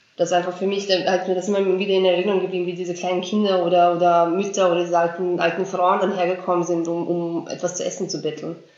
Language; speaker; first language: German; early bilingual, other home language; Bosnian